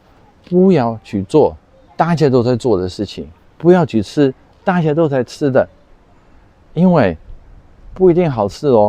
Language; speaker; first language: Chinese; non-native, fluent; Dutch